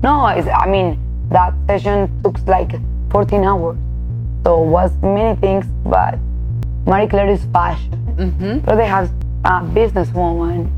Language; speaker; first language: English; non-native, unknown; Spanish